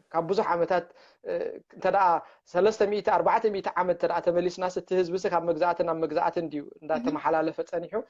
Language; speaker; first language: Tigrinya; native; Tigrinya